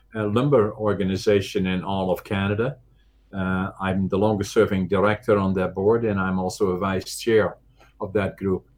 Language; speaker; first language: English; non-native, fluent; Dutch